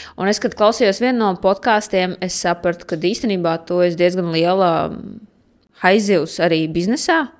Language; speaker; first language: Latvian; native; Latvian